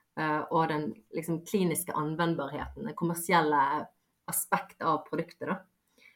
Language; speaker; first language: Norwegian; early bilingual, other home language; Bosnian